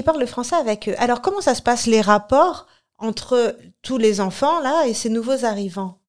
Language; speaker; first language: French; native; French